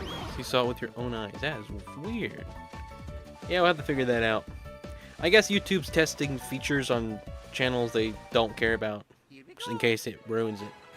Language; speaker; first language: English; native; English